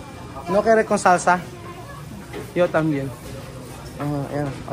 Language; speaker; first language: Spanish; non-native, learner; Filipino